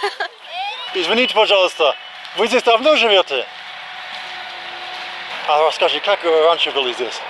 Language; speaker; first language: Russian; non-native, learner; English